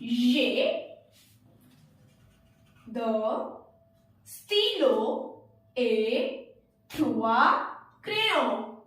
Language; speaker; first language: French; non-native, fluent; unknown